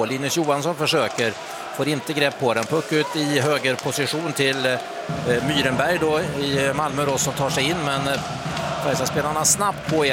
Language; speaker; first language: Swedish; native; Swedish